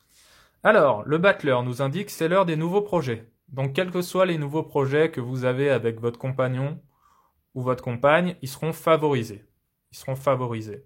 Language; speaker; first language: French; native; French